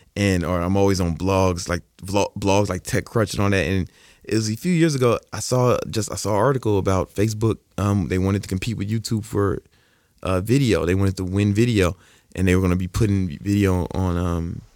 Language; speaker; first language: English; native; English